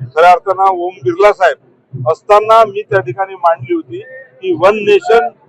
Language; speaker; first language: Marathi; non-native, local second language; Lambadi